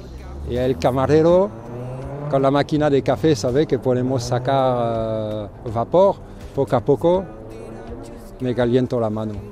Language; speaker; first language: Spanish; non-native, fluent; French